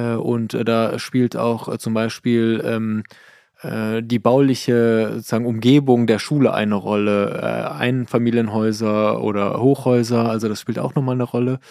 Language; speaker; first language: German; early bilingual, other home language; Persian